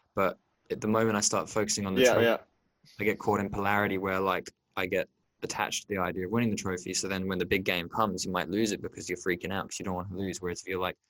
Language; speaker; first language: English; native; English